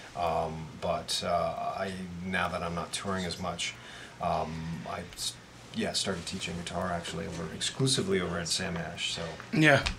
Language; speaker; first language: English; native; English